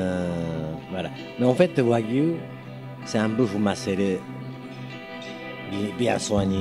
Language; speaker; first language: French; non-native, learner; Japanese